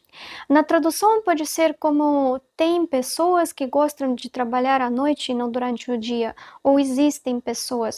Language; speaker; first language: Portuguese; non-native, fluent; Russian